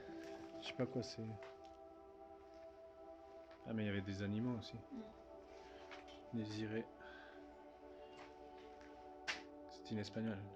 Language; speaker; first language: French; native; French